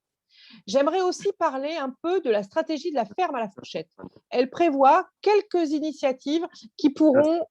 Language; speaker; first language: French; non-native, fluent; Portuguese